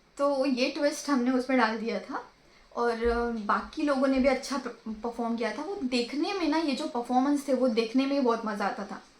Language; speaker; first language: Hindi; non-native, local second language; Marathi